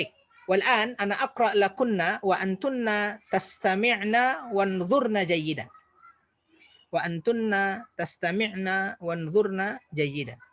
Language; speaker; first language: Arabic; non-native, fluent; Indonesian